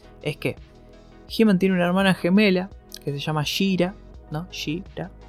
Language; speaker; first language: Spanish; native; Spanish